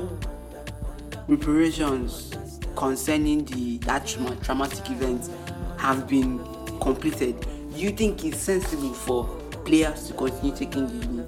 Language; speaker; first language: English; non-native, local second language; Yoruba